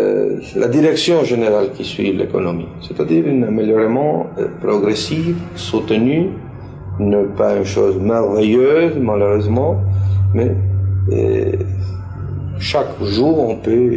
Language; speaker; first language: French; non-native, fluent; Spanish